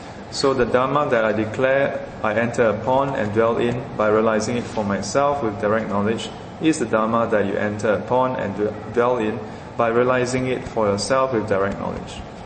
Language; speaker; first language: English; non-native, local second language; Chinese